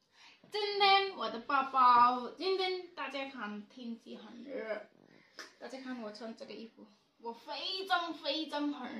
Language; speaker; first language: Chinese; non-native, learner; Nepali